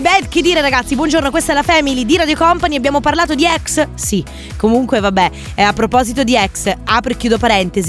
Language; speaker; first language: Italian; native; Italian